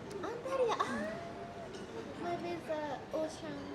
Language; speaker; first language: English; non-native, learner; Japanese